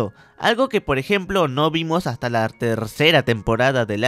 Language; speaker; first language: Spanish; native; Spanish